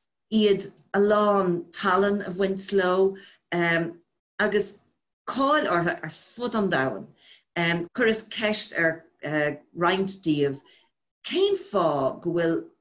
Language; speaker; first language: Irish; non-native, local second language; English